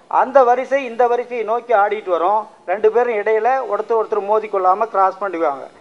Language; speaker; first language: Tamil; native; Tamil